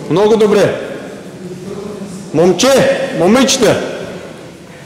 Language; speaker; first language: Bulgarian; non-native, learner; Russian